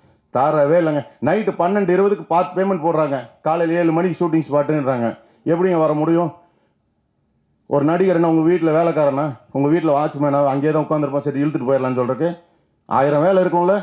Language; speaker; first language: Tamil; native; Tamil